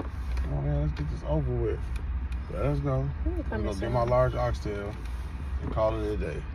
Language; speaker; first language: English; native; English